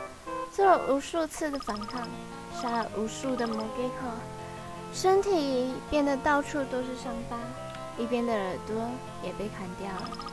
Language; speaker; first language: Chinese; native; Chinese